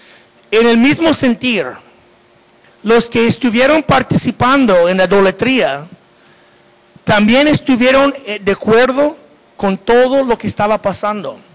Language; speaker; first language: Spanish; non-native, fluent; English